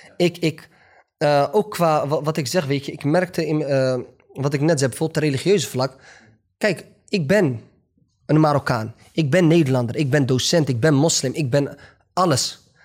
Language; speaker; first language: Dutch; early bilingual, other home language; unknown